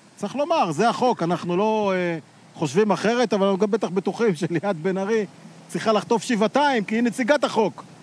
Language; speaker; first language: Hebrew; native; Hebrew